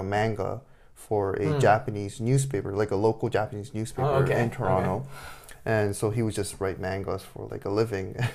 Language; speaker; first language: English; non-native, fluent; Japanese